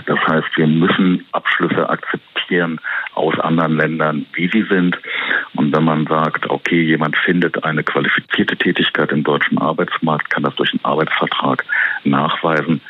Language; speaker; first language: German; native; German